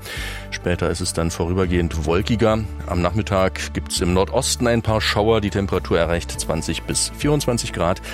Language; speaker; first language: German; native; German